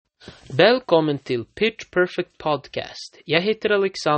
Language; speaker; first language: Swedish; non-native, local second language; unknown